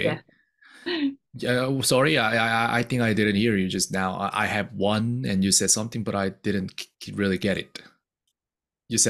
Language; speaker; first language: English; non-native, fluent; Korean